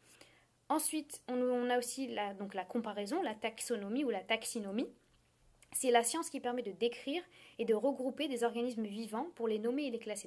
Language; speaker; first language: French; native; French